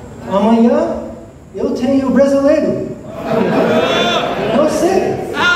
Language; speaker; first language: Portuguese; non-native, learner; English